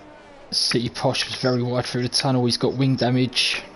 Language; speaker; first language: English; native; English